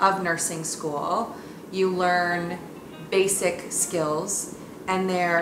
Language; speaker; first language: English; early bilingual, other home language; Italian